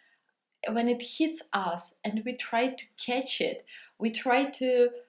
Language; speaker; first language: English; non-native, fluent; Russian